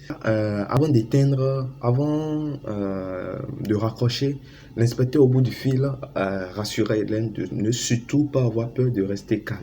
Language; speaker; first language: French; native; French